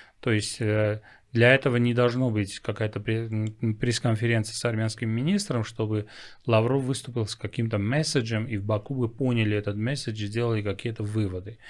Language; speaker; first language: Russian; non-native, local second language; Armenian